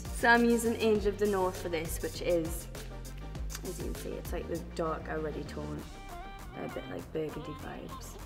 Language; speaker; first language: English; native; English